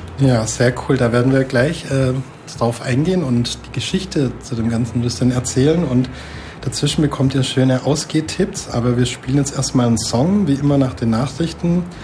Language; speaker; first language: German; native; German